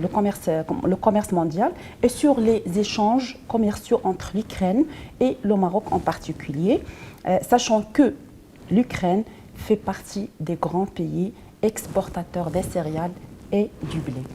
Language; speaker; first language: French; non-native, local second language; Arabic